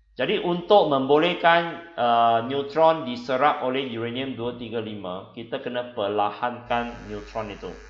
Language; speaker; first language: Malay; non-native, local second language; Chinese